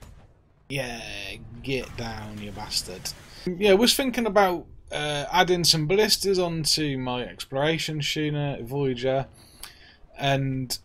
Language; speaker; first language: English; native; English